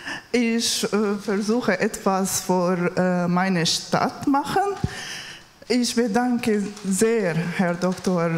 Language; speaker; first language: German; non-native, learner; Kurdish